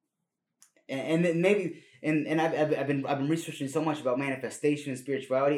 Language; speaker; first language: English; early bilingual, other home language; Spanish